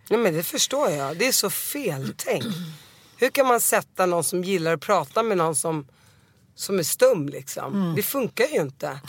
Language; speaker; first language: Swedish; early bilingual, other home language; Arabic